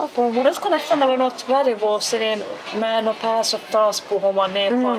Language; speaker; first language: Finnish; non-native, fluent; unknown